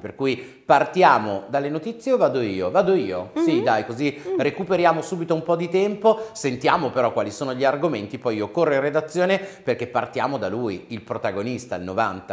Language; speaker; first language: Italian; native; Italian